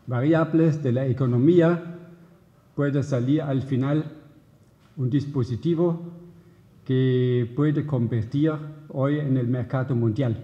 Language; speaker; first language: Spanish; non-native, fluent; German